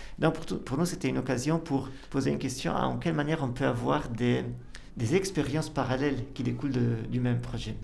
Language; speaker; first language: French; non-native, fluent; Italian